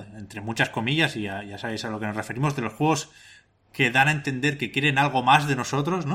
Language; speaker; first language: Spanish; native; Spanish